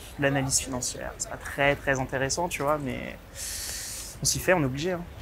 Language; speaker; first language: French; native; French